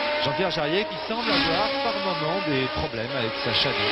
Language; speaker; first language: French; native; French